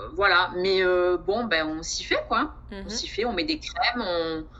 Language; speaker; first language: French; native; French